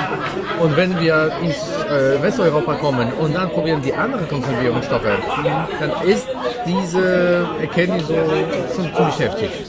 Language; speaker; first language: German; non-native, fluent; Polish